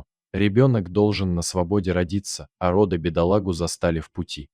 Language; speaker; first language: Russian; native; Russian